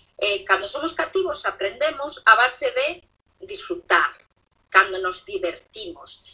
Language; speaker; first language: Galician; non-native, local second language; Spanish